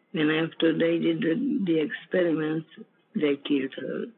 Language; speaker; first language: English; non-native, fluent; Ukrainian